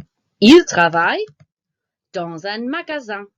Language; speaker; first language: French; non-native, fluent; English